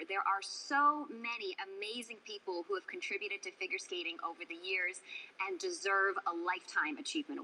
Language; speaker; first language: English; native; English